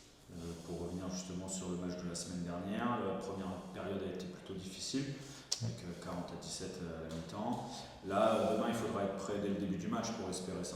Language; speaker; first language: French; native; French